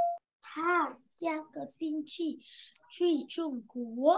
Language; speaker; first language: Chinese; non-native, learner; Vietnamese